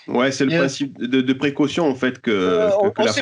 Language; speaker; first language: French; native; French